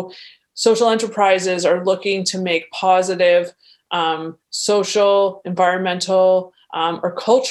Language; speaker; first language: English; native; English